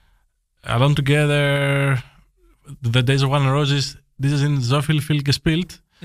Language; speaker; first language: German; non-native, fluent; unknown